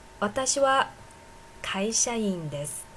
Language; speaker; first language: Japanese; non-native, fluent; Chinese